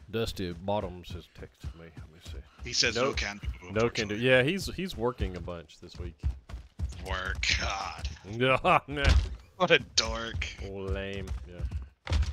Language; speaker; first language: English; native; English